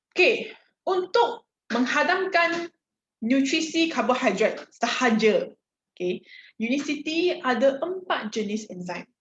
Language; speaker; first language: Malay; non-native, local second language; Chinese